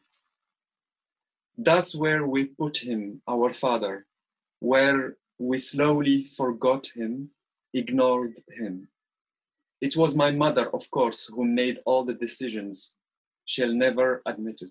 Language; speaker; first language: English; non-native, fluent; Arabic